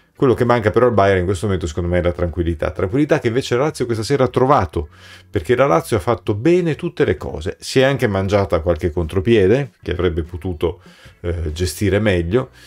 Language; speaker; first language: Italian; native; Italian